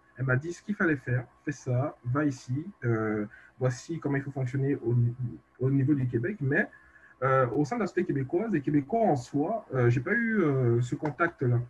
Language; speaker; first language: French; native; French